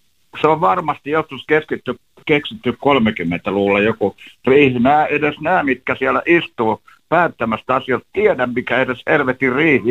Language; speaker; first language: Finnish; native; Finnish